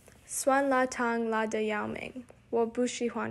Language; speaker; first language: Chinese; non-native, learner; English